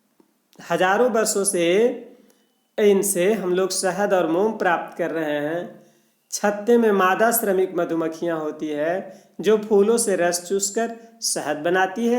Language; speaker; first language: Hindi; non-native, local second language; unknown